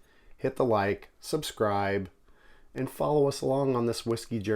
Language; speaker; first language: English; native; English